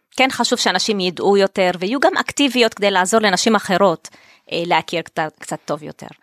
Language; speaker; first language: Hebrew; non-native, local second language; Arabic